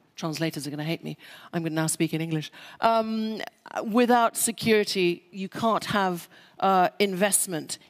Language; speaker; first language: English; early bilingual, other home language; French